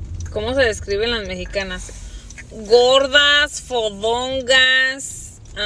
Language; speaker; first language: Spanish; native; Spanish